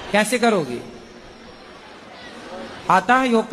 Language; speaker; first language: Hindi; native; Hindi